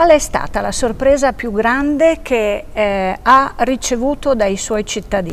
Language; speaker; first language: Italian; native; Italian